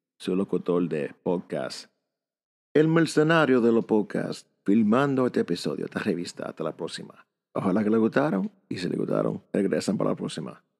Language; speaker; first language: Spanish; early bilingual, heritage; Spanish